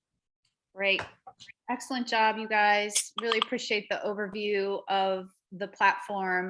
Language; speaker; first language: English; native; English